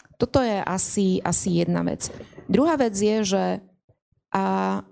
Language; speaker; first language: Slovak; native; Slovak